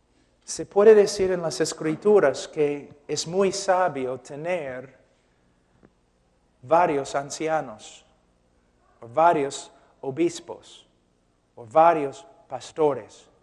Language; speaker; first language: Spanish; non-native, fluent; English